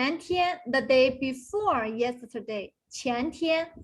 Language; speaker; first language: English; non-native, fluent; Chinese